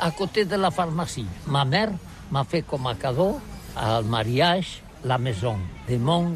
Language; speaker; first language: French; non-native, learner; Catalan